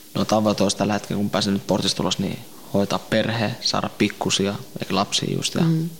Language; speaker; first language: Finnish; early bilingual, other home language; Central Kurdish